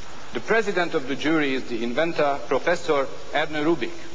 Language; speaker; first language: English; non-native, fluent; Hungarian